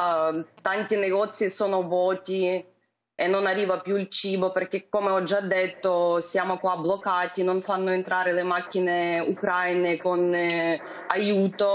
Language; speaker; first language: Italian; non-native, fluent; Ukrainian